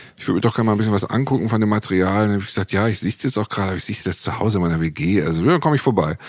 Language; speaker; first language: German; native; German